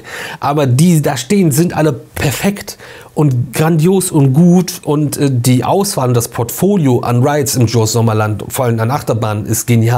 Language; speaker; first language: German; native; German